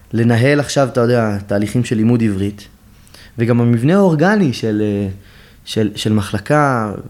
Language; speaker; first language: Hebrew; native; Hebrew